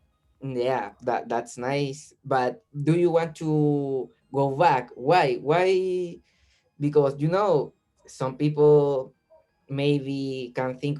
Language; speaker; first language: English; non-native, learner; Spanish